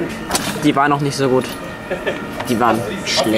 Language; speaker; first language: German; native; German